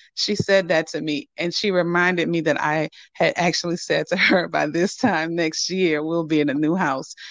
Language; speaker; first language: English; native; English